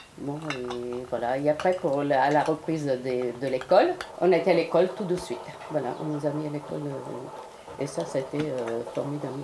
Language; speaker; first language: French; early bilingual, other home language; Sardinian